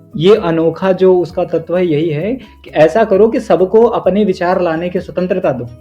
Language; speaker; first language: Hindi; native; Hindi